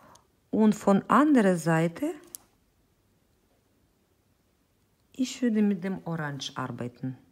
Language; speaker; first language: German; non-native, fluent; Russian